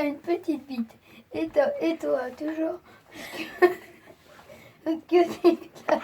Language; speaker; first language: French; native; French